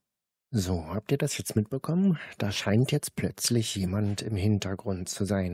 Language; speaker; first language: German; native; German